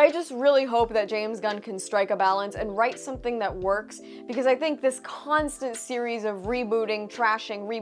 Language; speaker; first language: English; native; English